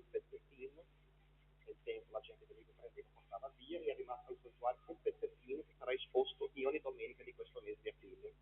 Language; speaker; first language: Italian; non-native, fluent; Portuguese